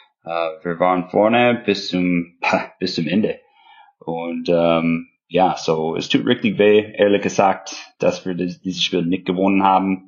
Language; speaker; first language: German; non-native, fluent; English